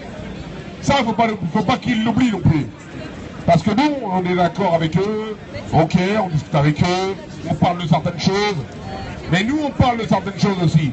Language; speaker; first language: French; native; French